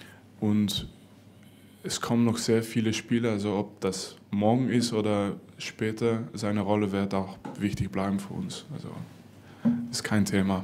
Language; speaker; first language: German; non-native, fluent; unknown